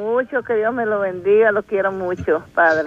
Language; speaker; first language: Spanish; native; Spanish